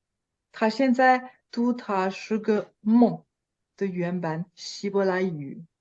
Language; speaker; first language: Chinese; non-native, fluent; French